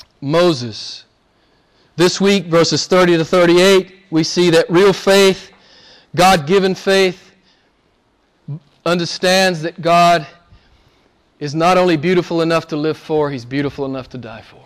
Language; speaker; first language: English; native; English